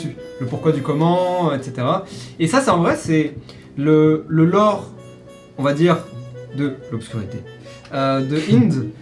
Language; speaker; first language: French; native; French